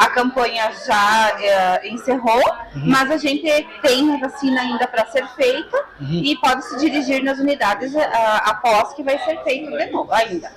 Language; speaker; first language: Portuguese; native; Portuguese